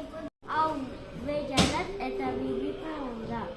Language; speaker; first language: Basque; non-native, local second language; Spanish